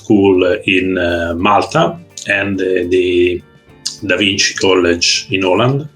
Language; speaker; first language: English; non-native, learner; Italian